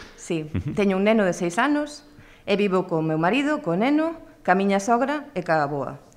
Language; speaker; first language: Galician; native; Galician